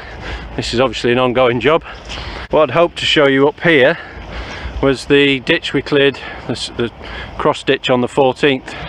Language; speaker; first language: English; native; English